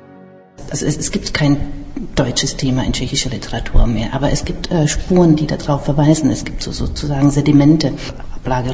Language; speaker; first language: German; non-native, fluent; Czech